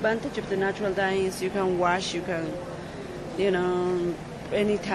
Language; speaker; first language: English; non-native, learner; Spanish